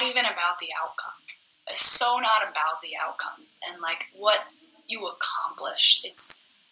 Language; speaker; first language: English; native; English